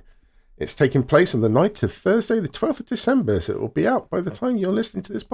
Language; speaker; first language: English; native; English